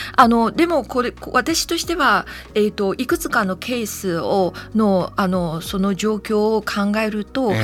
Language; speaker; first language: Japanese; non-native, fluent; Chinese